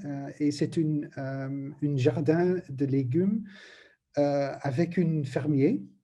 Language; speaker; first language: French; non-native, learner; Dutch